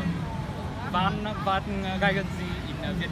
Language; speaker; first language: German; non-native, learner; Vietnamese